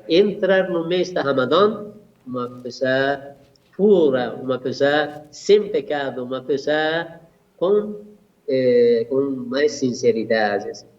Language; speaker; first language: Portuguese; non-native, learner; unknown